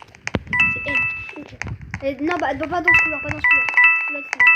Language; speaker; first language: French; native; French